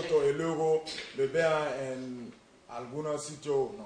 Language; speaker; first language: Spanish; non-native, learner; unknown